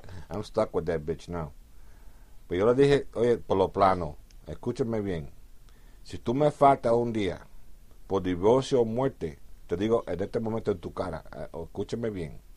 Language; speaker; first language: Spanish; early bilingual, heritage; Spanish